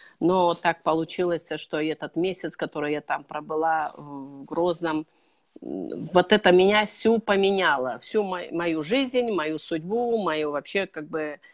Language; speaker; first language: Russian; non-native, local second language; Chechen